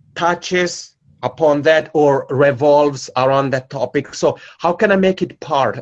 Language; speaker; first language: English; non-native, fluent; Italian